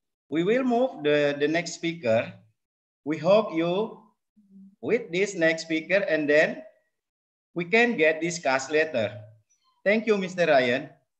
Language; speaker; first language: English; non-native, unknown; Indonesian